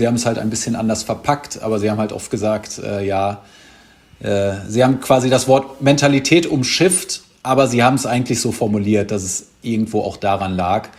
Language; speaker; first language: German; native; German